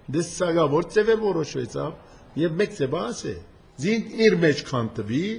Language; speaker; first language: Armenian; early bilingual, heritage; Armenian